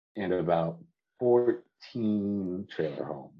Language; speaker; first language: English; native; English